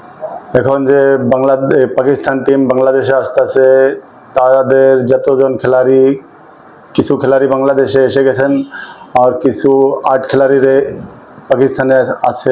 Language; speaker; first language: Bangla; early bilingual, heritage; Bangla